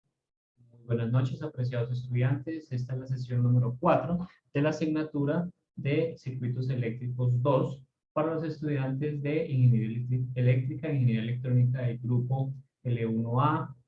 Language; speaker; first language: Spanish; native; Spanish